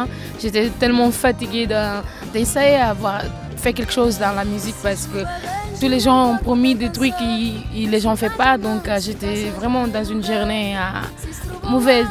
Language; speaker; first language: French; non-native, fluent; Kabuverdianu